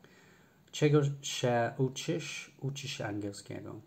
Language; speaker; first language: Polish; non-native, learner; English